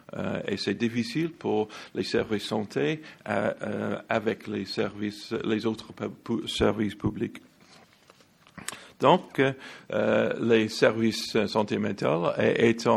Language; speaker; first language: French; non-native, learner; English